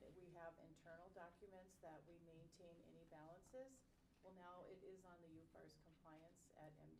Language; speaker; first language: English; native; English